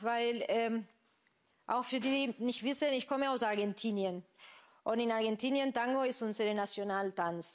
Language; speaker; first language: German; non-native, fluent; Spanish